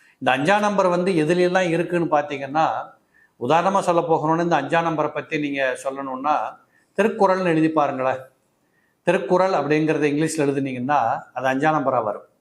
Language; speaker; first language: Tamil; native; Tamil